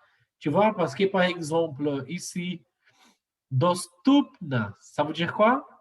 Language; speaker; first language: French; non-native, learner; Portuguese